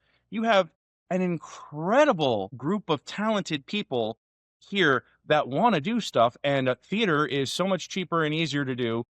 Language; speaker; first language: English; native; English